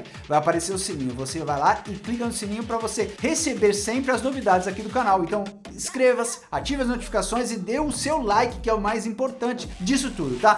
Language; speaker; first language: Portuguese; native; Portuguese